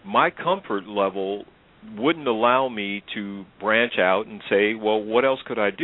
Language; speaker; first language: English; native; English